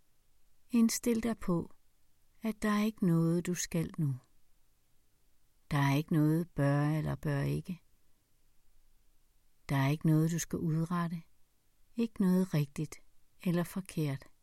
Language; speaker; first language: Danish; native; Danish